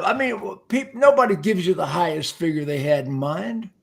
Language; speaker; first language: English; native; English